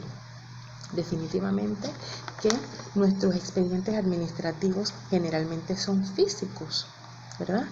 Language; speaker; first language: Spanish; native; Spanish